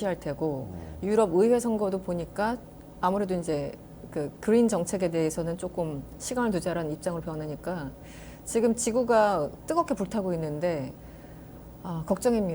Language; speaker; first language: Korean; native; Korean